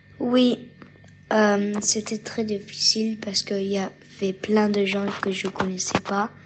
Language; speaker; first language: French; early bilingual, heritage; French